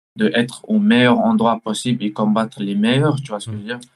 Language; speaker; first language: French; early bilingual, heritage; Russian